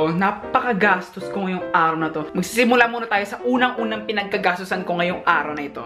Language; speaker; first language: Filipino; native; Filipino